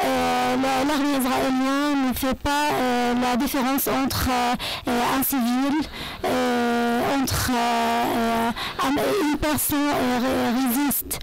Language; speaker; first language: French; non-native, learner; Arabic